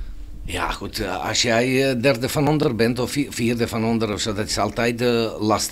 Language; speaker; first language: Dutch; non-native, fluent; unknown